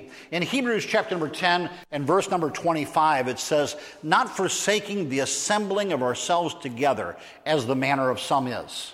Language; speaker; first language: English; native; English